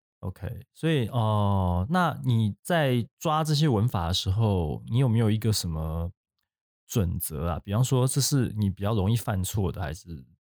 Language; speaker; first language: Chinese; native; Chinese